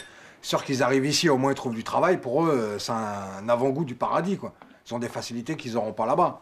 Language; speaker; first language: French; early bilingual, other home language; Arabic